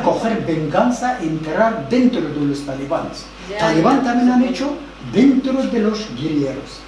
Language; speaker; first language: Spanish; non-native, learner; Persian